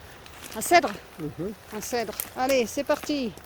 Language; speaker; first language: French; native; French